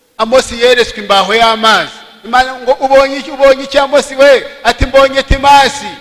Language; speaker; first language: Kinyarwanda; early bilingual, heritage; Kinyarwanda